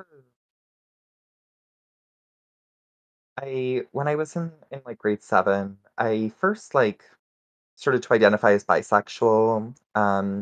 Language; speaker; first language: English; native; English